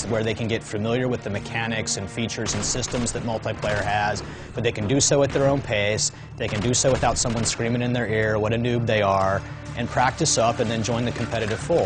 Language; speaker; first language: English; native; English